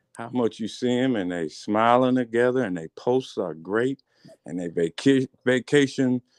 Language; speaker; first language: English; native; English